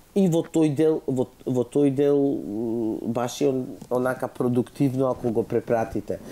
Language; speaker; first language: Macedonian; native; Macedonian